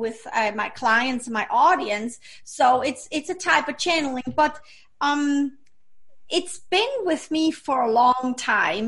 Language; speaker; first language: English; non-native, fluent; Swiss German